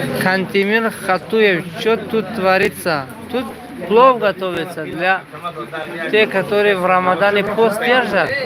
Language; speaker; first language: Russian; non-native, learner; Tajik